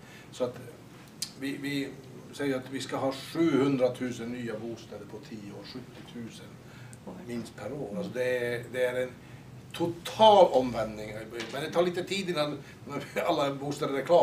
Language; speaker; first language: Swedish; native; Swedish